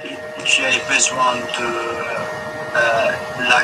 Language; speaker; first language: French; non-native, learner; English